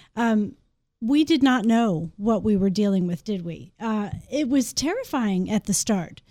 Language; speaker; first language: English; native; English